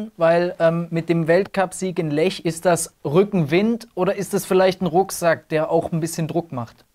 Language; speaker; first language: German; native; German